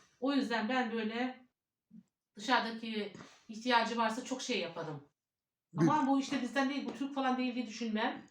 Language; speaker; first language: Turkish; early bilingual, heritage; Turkish